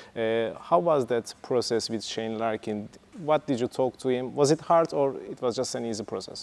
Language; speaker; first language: English; non-native, fluent; Turkish